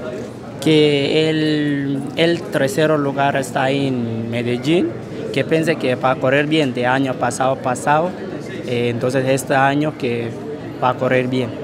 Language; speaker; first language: Spanish; non-native, learner; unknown